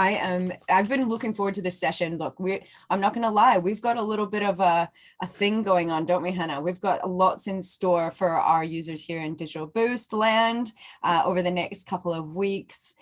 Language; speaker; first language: English; native; English